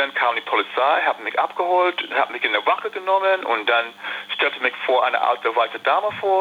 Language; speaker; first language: German; non-native, fluent; English